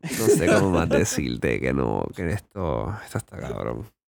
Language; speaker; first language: Spanish; early bilingual, heritage; Spanish